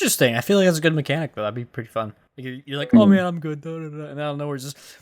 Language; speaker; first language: English; native; English